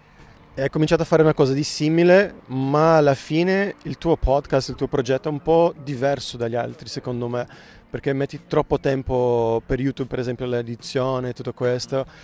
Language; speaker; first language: Italian; non-native, fluent; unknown